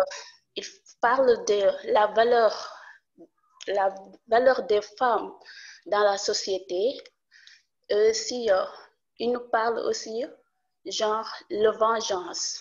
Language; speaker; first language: French; non-native, local second language; Wolof